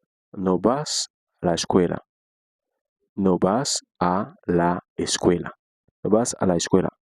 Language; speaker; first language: Spanish; non-native, fluent; Haitian Creole